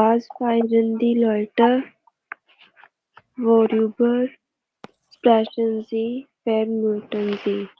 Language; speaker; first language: German; non-native, learner; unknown